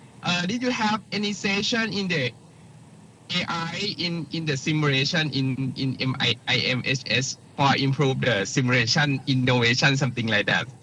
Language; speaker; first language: English; non-native, learner; Thai